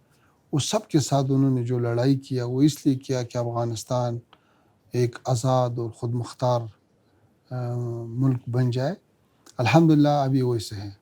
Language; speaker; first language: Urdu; non-native, learner; Pashto